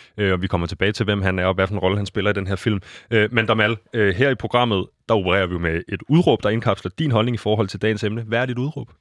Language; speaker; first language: Danish; native; Danish